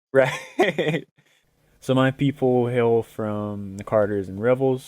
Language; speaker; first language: English; native; English